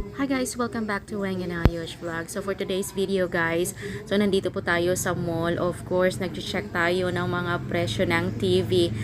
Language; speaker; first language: Filipino; native; Filipino